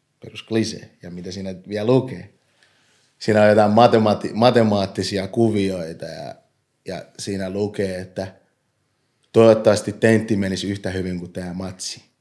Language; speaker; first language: Finnish; early bilingual, other home language; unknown